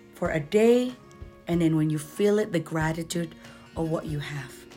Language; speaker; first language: English; non-native, fluent; Indonesian